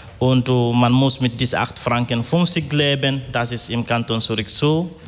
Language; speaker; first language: German; non-native, fluent; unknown